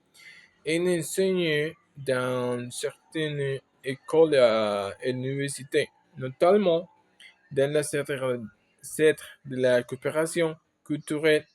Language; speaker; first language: French; non-native, learner; Spanish